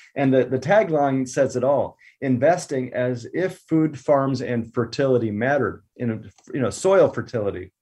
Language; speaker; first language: English; native; English